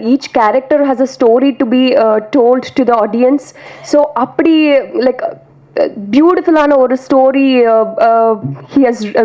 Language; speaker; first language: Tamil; non-native, learner; Telugu